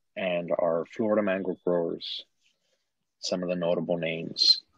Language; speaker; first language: English; native; English